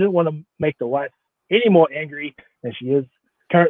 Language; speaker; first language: English; native; English